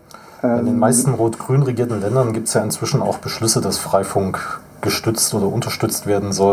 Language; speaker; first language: German; native; German